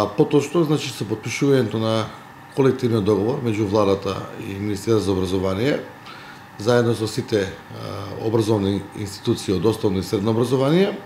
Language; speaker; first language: Macedonian; native; Macedonian